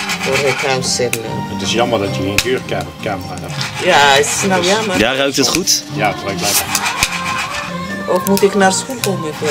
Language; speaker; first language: Dutch; non-native, learner; Amharic